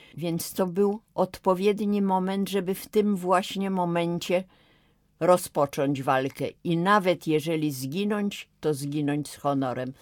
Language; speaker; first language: Polish; native; Polish